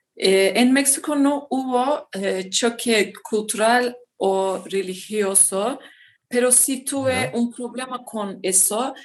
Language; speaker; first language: Spanish; non-native, learner; Turkish